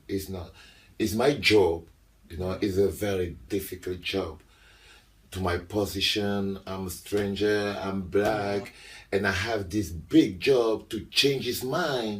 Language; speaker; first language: English; non-native, local second language; French